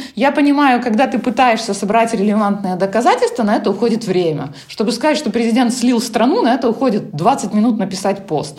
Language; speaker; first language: Russian; non-native, local second language; Ukrainian